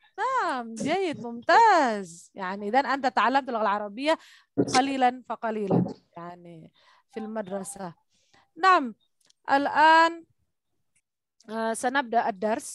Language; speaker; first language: Arabic; non-native, fluent; Indonesian